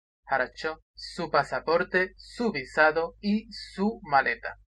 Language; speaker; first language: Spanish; non-native, fluent; Russian